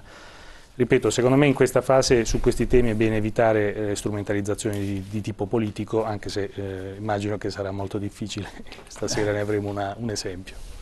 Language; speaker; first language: Italian; native; Italian